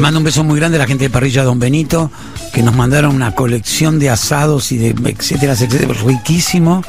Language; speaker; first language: Spanish; native; Spanish